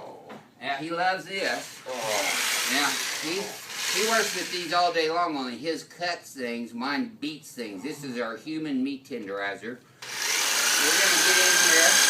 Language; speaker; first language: English; native; English